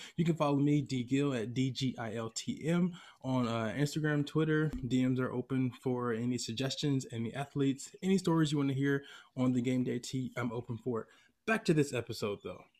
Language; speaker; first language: English; native; English